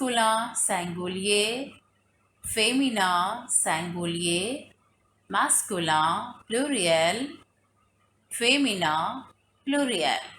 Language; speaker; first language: French; non-native, fluent; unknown